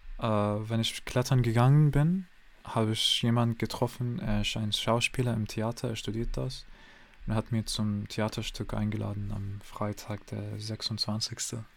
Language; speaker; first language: German; non-native, learner; English